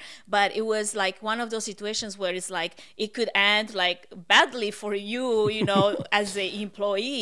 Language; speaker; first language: English; non-native, fluent; Russian